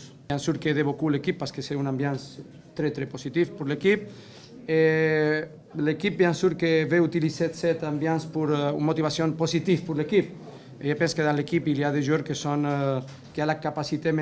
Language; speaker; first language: French; non-native, learner; Spanish